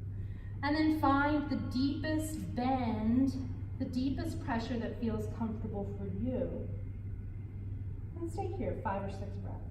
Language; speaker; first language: English; native; English